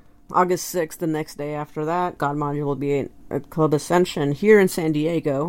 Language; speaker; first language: English; native; English